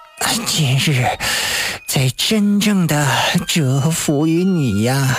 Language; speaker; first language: Chinese; native; Chinese